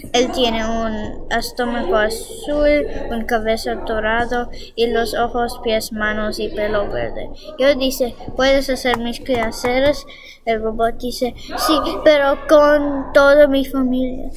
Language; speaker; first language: Spanish; non-native, learner; English